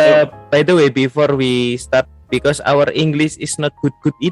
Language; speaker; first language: English; non-native, learner; Indonesian